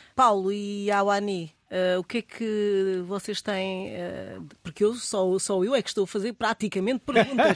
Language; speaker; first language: Portuguese; native; Portuguese